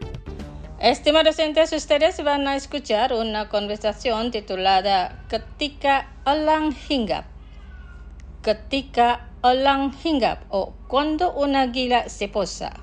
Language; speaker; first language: Spanish; non-native, fluent; Indonesian